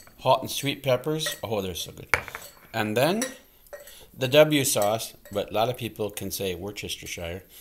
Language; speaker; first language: English; native; English